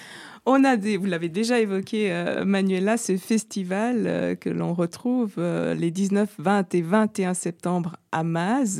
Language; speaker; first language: French; native; French